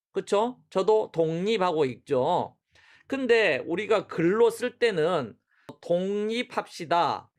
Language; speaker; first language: Korean; native; Korean